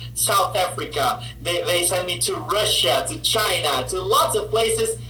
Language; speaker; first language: English; non-native, fluent; Portuguese